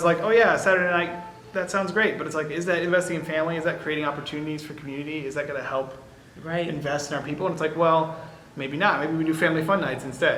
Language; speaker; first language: English; native; English